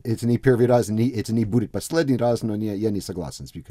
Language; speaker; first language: Russian; non-native, fluent; English